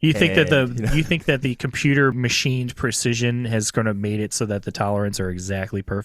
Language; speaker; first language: English; native; English